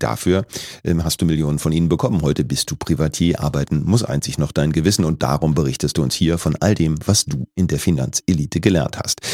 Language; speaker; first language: German; native; German